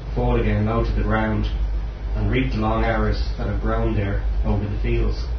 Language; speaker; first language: English; native; English